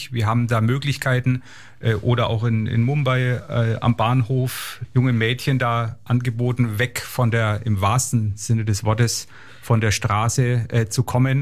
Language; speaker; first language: German; native; German